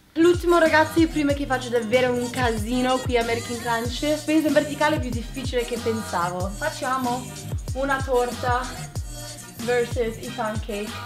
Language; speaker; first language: Italian; early bilingual, heritage; English